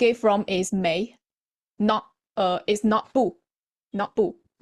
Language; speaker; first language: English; non-native, fluent; Chinese